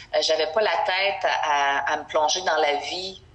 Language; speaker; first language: French; native; French